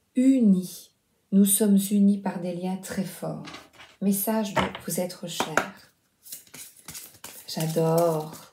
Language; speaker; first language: French; native; French